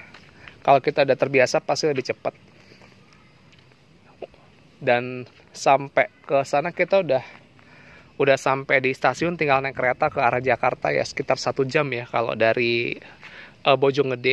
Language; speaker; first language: Indonesian; native; Indonesian